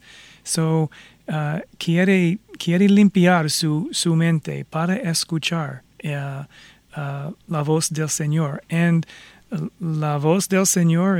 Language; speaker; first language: Spanish; non-native, fluent; English